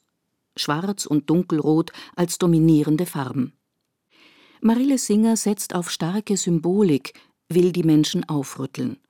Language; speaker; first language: German; native; German